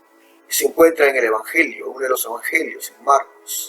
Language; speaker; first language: Spanish; native; Spanish